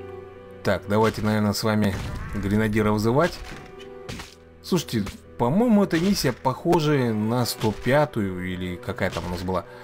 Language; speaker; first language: Russian; native; Russian